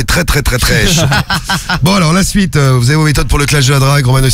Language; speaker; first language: French; native; French